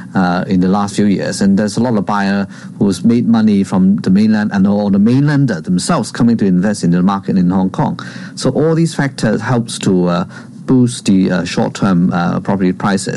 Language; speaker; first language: English; non-native, local second language; Cantonese